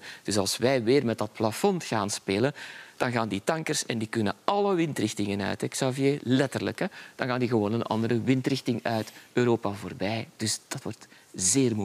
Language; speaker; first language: Dutch; native; Dutch